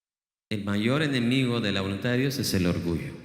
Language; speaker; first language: Spanish; native; Spanish